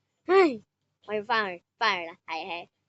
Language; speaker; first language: Chinese; native; Chinese